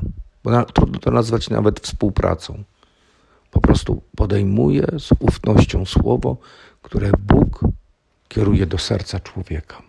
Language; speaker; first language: Polish; native; Polish